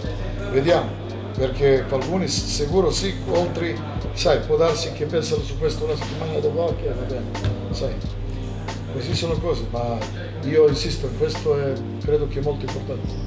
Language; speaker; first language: Italian; non-native, fluent; Serbian